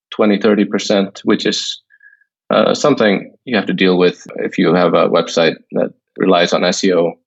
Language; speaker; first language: English; non-native, fluent; Icelandic